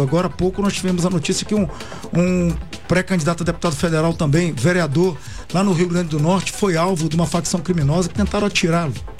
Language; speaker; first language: Portuguese; native; Portuguese